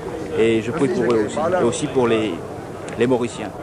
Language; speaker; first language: French; non-native, local second language; Morisyen